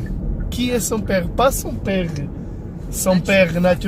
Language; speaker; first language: French; non-native, fluent; Portuguese